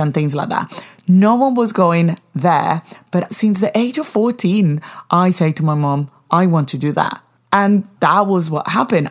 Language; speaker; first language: English; non-native, fluent; Spanish